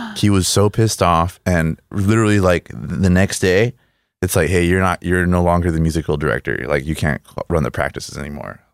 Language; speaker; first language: English; early bilingual, other home language; Spanish